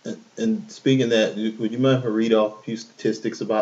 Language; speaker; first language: English; native; English